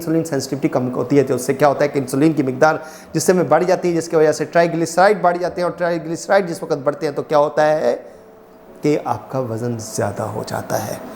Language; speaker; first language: Urdu; non-native, local second language; Punjabi